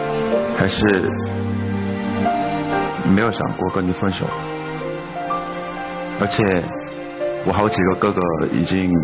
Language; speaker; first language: Chinese; non-native, fluent; Korean